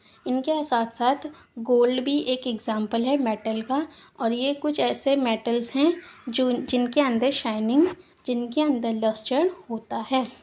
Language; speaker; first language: Hindi; native; Hindi